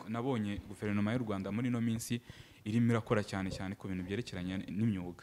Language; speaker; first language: Kinyarwanda; native; Kinyarwanda